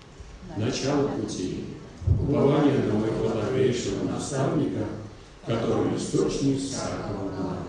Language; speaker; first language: Russian; native; Russian